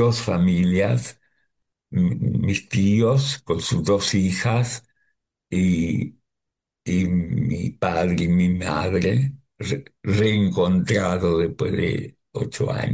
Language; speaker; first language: Spanish; early bilingual, other home language; Yiddish